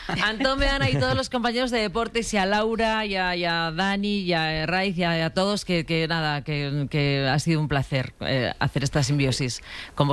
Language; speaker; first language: Spanish; native; Spanish